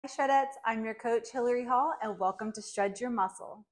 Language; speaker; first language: English; native; English